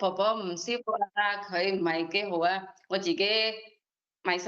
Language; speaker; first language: Cantonese; non-native, learner; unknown